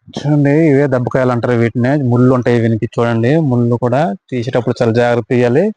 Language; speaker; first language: Telugu; non-native, local second language; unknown